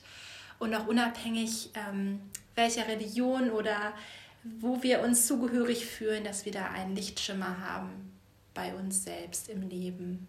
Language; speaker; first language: German; native; German